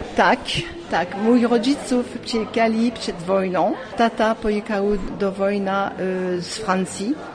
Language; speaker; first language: Polish; early bilingual, heritage; Polish